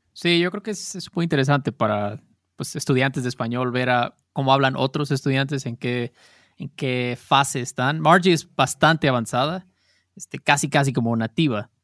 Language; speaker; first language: Spanish; native; Spanish